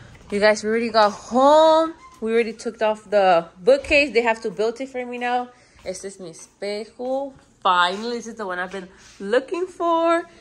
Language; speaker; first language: English; early bilingual, other home language; Spanish